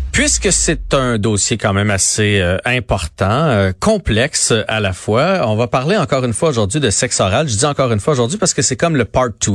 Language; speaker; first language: French; native; French